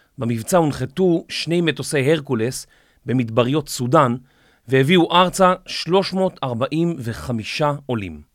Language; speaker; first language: Hebrew; native; Hebrew